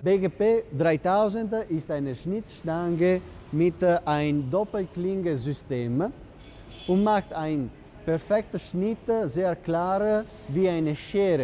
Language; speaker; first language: German; non-native, fluent; Italian